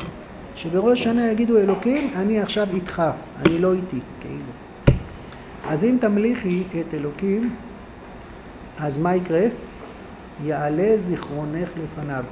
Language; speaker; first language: Hebrew; native; Hebrew